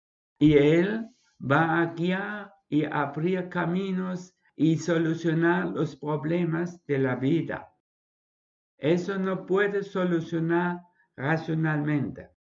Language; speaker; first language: Spanish; non-native, fluent; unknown